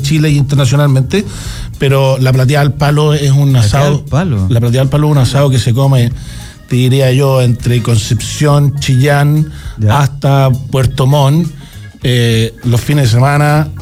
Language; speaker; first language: Spanish; native; Spanish